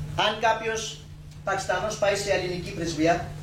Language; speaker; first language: Greek; non-native, learner; Urdu